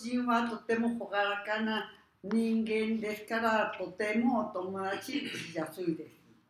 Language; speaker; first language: Japanese; non-native, learner; Spanish